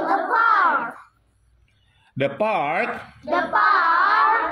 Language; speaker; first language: English; non-native, fluent; Indonesian